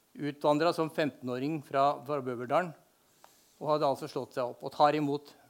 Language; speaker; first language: Norwegian; native; Norwegian